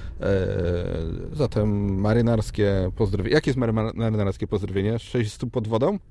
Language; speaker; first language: Polish; native; Polish